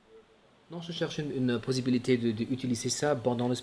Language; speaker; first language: French; non-native, fluent; German